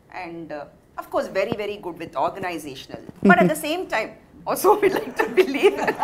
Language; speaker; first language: English; non-native, local second language; Tamil